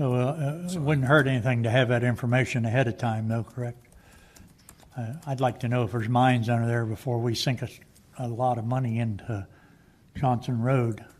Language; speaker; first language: English; native; English